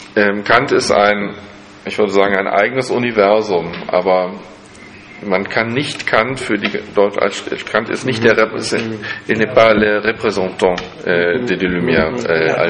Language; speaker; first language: German; non-native, fluent; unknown